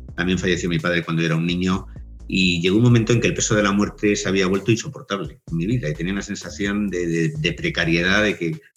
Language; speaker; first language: Spanish; native; Spanish